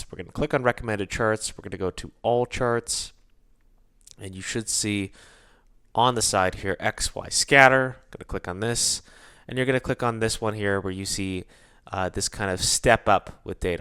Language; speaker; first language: English; native; English